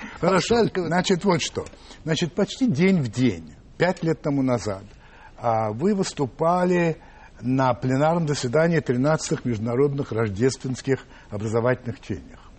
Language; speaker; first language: Russian; non-native, fluent; French